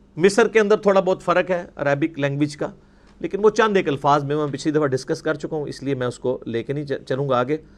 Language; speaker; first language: Urdu; non-native, local second language; Punjabi